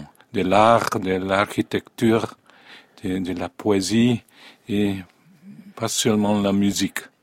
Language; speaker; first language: French; non-native, fluent; Hungarian